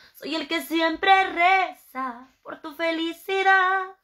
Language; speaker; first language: Spanish; native; Spanish